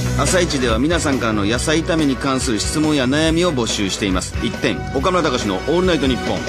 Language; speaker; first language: Japanese; native; Japanese